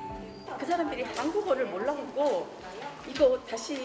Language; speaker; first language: Korean; native; Korean